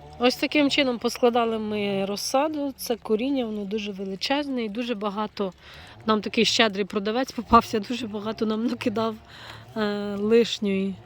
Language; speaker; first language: Ukrainian; non-native, local second language; Russian